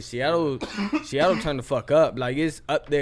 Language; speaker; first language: English; native; English